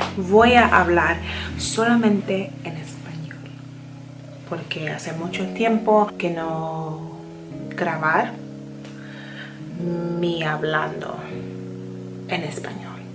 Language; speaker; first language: Spanish; non-native, learner; English